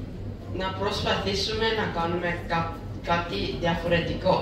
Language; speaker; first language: Greek; early bilingual, heritage; Greek